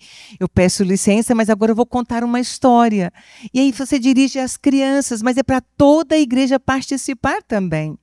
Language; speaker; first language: Portuguese; native; Portuguese